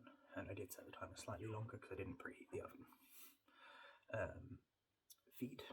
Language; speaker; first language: English; native; English